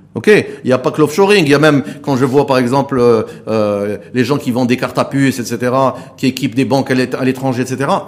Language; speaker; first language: French; non-native, local second language; Arabic